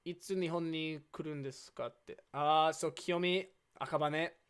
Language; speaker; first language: Japanese; non-native, learner; English